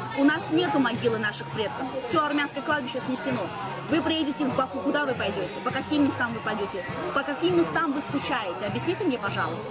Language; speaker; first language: Russian; native; Russian